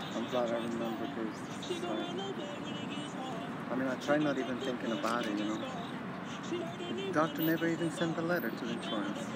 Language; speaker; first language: English; native; English